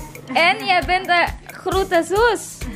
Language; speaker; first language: Dutch; non-native, learner; Cebuano